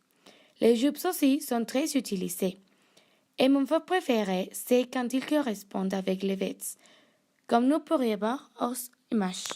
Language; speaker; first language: French; non-native, learner; Spanish